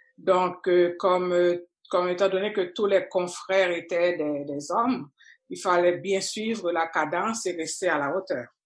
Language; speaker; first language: French; non-native, local second language; Haitian Creole